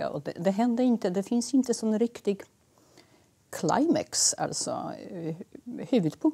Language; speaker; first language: Swedish; non-native, fluent; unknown